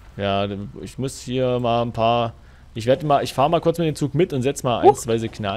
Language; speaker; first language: German; native; German